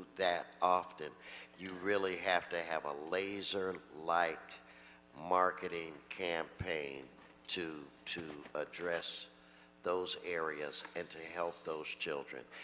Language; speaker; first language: English; native; English